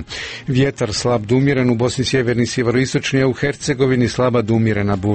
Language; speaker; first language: Croatian; native; Croatian